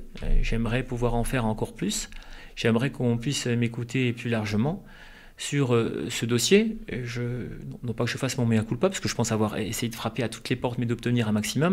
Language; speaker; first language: French; native; French